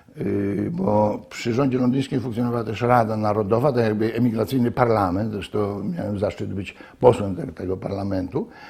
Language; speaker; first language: Polish; native; Polish